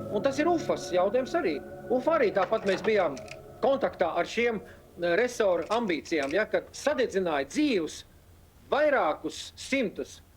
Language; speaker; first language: Latvian; native; Latvian